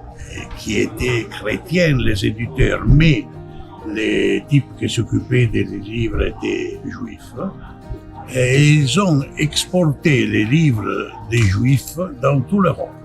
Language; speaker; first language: French; non-native, fluent; Italian